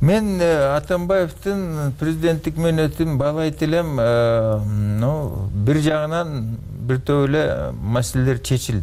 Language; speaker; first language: Kyrgyz; native; Kyrgyz